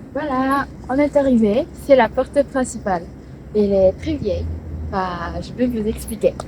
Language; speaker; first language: French; non-native, learner; Japanese